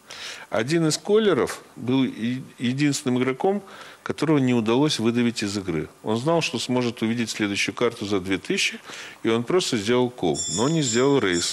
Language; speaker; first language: Russian; native; Russian